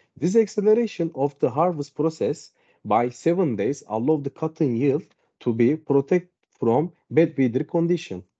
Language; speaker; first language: English; non-native, learner; Turkish